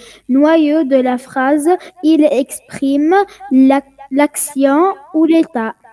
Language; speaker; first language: French; non-native, learner; Arabic